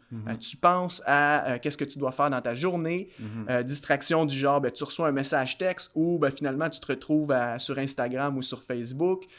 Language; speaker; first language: French; native; French